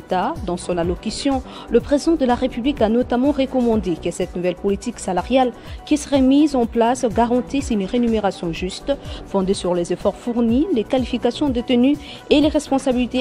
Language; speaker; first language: French; non-native, local second language; Lingala